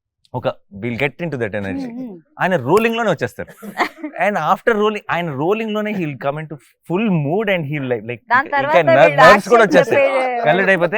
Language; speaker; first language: Telugu; native; Telugu